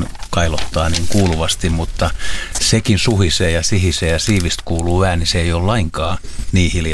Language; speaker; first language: Finnish; native; Finnish